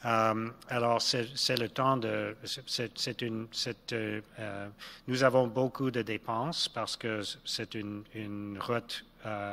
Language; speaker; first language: French; non-native, local second language; English